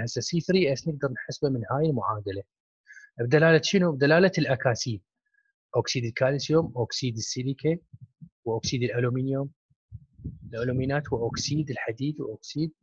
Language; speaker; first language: Arabic; native; Arabic